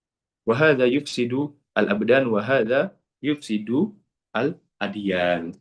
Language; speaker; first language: Arabic; non-native, fluent; Indonesian